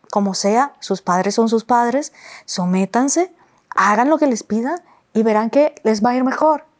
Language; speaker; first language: Spanish; native; Spanish